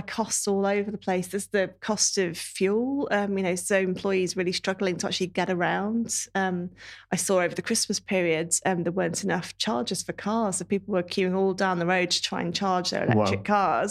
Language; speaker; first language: English; native; English